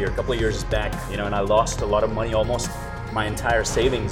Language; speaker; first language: English; non-native, local second language; Gujarati